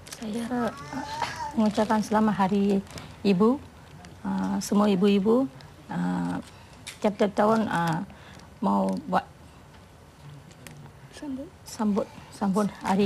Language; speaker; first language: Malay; non-native, local second language; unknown